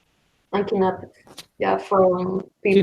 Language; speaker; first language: English; non-native, learner; Spanish